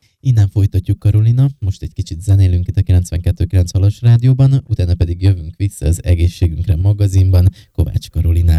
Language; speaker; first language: Hungarian; native; Hungarian